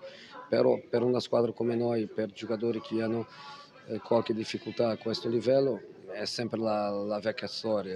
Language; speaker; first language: Italian; non-native, fluent; Portuguese